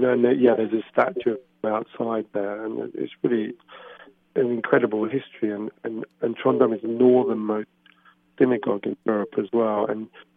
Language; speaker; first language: English; native; English